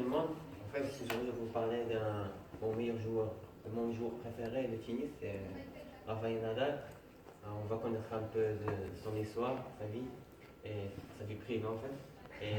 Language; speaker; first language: French; non-native, fluent; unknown